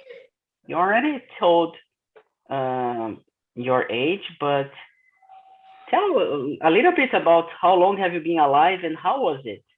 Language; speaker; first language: English; non-native, fluent; Portuguese